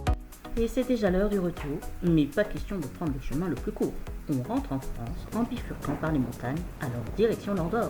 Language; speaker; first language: French; native; French